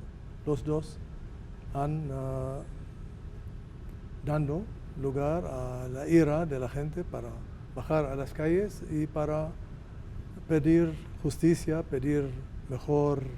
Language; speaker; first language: Spanish; non-native, fluent; Arabic